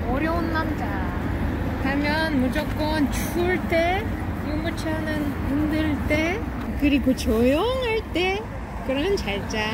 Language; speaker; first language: Korean; non-native, fluent; Russian